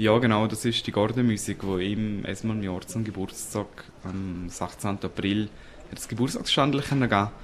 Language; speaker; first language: German; native; German